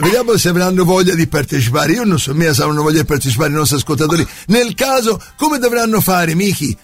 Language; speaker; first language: Italian; native; Italian